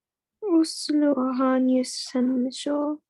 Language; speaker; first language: Chinese; non-native, learner; Norwegian